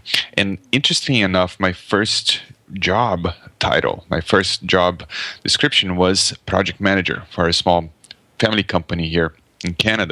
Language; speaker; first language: English; non-native, fluent; Portuguese